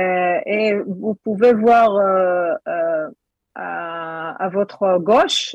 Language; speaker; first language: French; non-native, learner; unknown